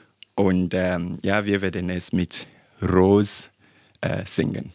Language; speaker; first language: German; non-native, learner; English